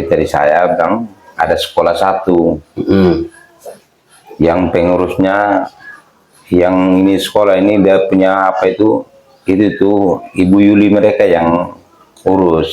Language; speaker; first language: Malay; non-native, local second language; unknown